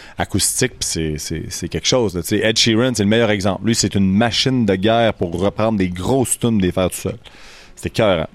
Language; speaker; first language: French; native; French